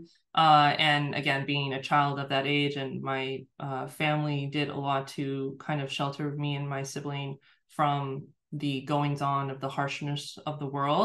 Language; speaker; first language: English; native; English